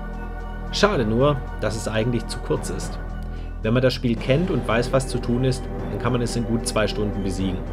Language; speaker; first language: German; native; German